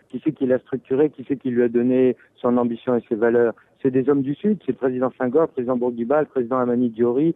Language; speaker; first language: French; native; French